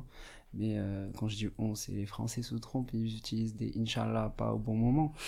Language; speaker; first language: French; non-native, local second language; Arabic